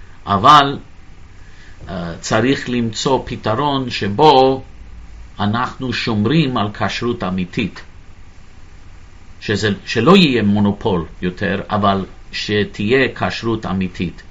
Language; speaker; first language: Hebrew; non-native, fluent; English